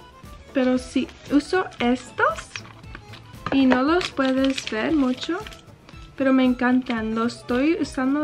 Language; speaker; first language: Spanish; early bilingual, heritage; Spanish